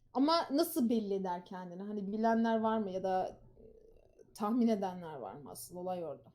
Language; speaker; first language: Turkish; early bilingual, heritage; Turkish